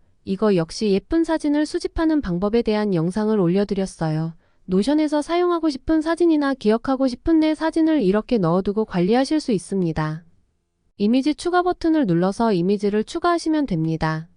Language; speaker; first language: Korean; native; Korean